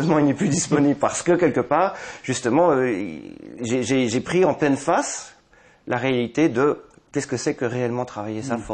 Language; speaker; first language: French; native; French